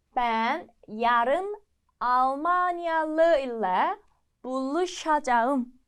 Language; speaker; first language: Turkish; non-native, fluent; Korean